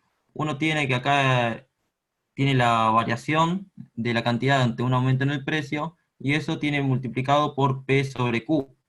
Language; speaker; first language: Spanish; native; Spanish